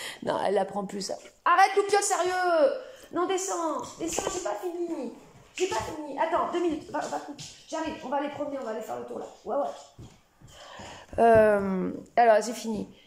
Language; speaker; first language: French; native; French